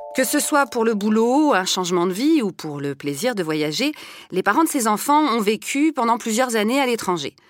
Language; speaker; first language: French; native; French